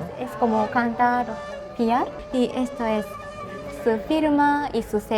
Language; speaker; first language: Spanish; non-native, learner; Japanese